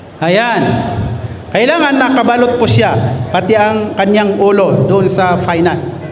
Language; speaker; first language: Filipino; non-native, local second language; Maguindanaon